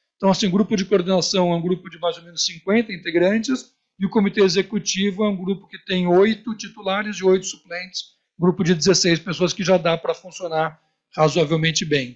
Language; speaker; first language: Portuguese; native; Portuguese